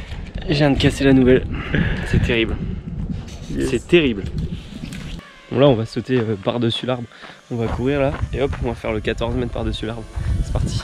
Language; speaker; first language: French; native; French